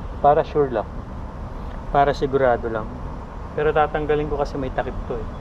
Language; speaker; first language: Filipino; native; Filipino